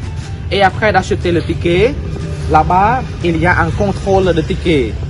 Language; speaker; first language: French; non-native, fluent; Khmer